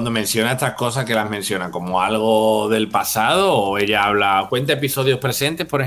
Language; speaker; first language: Spanish; native; Spanish